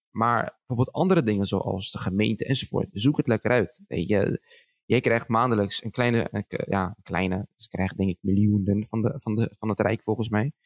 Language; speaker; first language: Dutch; early bilingual, other home language; Arabic